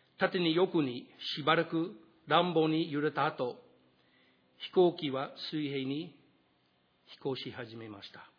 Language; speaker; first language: Japanese; non-native, fluent; English